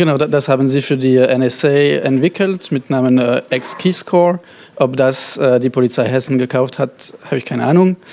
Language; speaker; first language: German; non-native, fluent; French